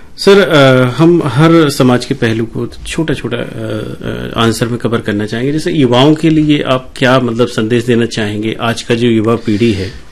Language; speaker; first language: Hindi; native; Hindi